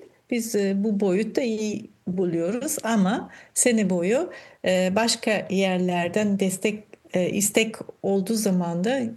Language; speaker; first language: Turkish; non-native, fluent; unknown